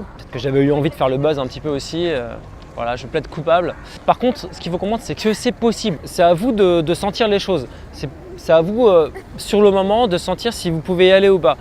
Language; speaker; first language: French; native; French